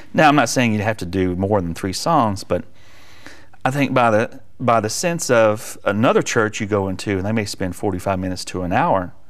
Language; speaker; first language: English; native; English